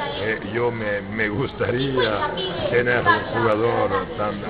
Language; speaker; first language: Spanish; non-native, fluent; French